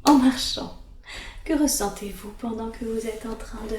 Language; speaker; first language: French; native; French